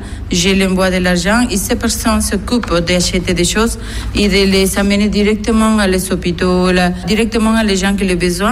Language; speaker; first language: French; non-native, fluent; Spanish